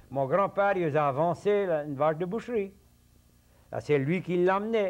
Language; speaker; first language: French; early bilingual, heritage; French